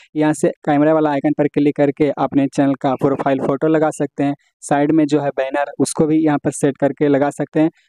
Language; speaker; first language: Hindi; native; Hindi